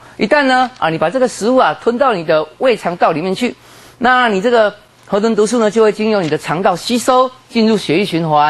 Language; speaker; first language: Chinese; native; Chinese